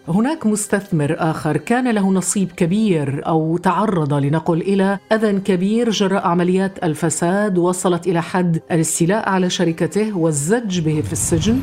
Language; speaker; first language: Arabic; native; Arabic